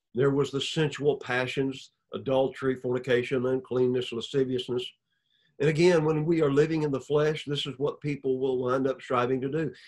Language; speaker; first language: English; native; English